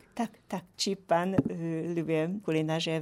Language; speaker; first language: Polish; non-native, learner; Hungarian